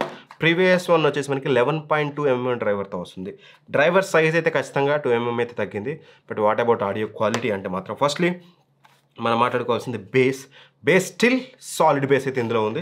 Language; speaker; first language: Telugu; native; Telugu